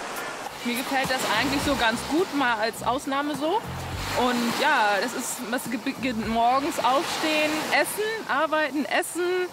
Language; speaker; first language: German; native; German